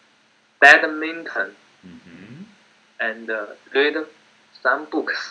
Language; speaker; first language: English; non-native, learner; Chinese